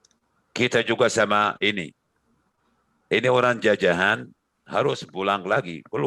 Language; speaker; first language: Indonesian; non-native, learner; Arabic